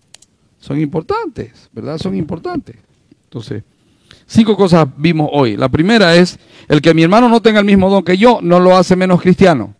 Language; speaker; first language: Spanish; native; Spanish